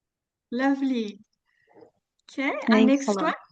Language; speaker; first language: English; native; English